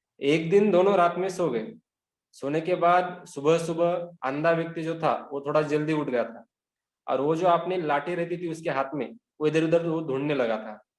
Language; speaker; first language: Hindi; non-native, local second language; Marathi